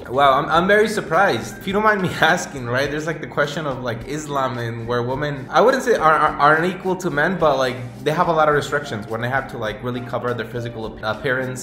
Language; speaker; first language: English; native; English